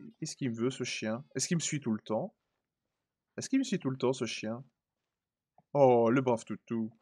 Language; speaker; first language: French; native; French